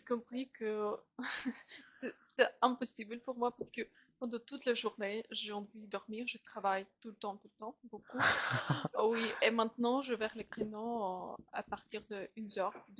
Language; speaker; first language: French; non-native, fluent; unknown